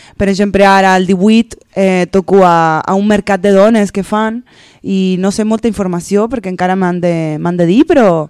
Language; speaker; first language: Catalan; early bilingual, other home language; Spanish